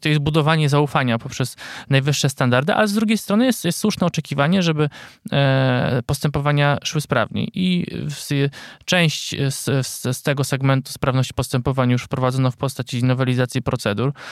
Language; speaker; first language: Polish; native; Polish